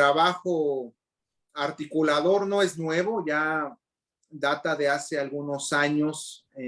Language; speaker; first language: Spanish; native; Spanish